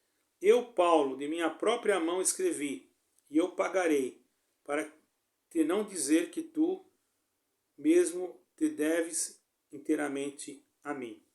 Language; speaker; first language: Portuguese; native; Portuguese